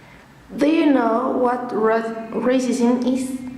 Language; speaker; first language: English; non-native, learner; Spanish